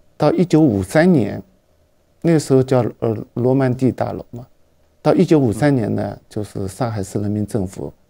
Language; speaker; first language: Chinese; native; Chinese